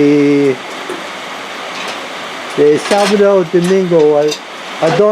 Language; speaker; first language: Spanish; non-native, learner; English